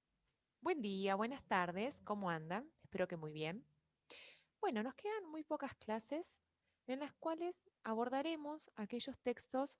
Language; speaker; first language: Spanish; native; Spanish